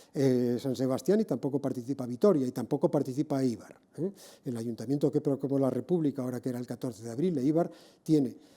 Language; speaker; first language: Spanish; native; Spanish